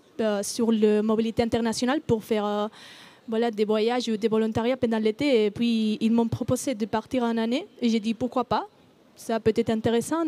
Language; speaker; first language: French; non-native, learner; Spanish